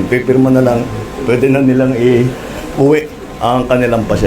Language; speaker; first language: Filipino; native; Filipino